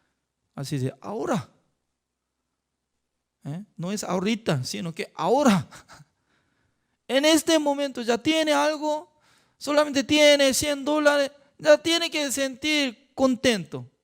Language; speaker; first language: Spanish; non-native, fluent; Korean